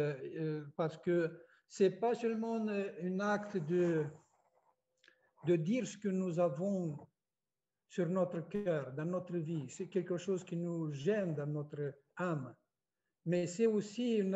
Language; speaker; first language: French; non-native, fluent; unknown